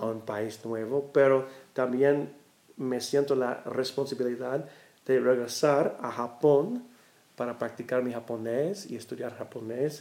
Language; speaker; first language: Spanish; non-native, learner; English